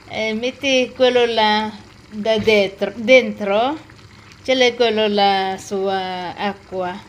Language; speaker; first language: Italian; non-native, learner; Filipino